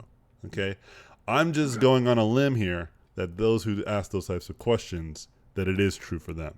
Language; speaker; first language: English; native; English